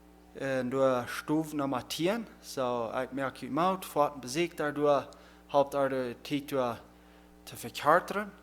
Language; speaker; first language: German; non-native, learner; Plautdietsch